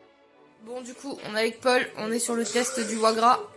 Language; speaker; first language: French; native; French